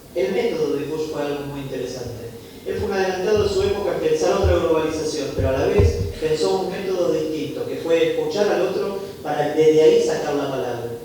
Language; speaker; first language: Spanish; native; Spanish